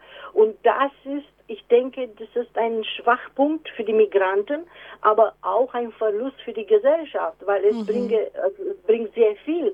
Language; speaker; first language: German; non-native, fluent; Romanian